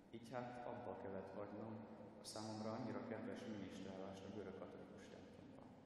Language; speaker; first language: Hungarian; non-native, fluent; Ukrainian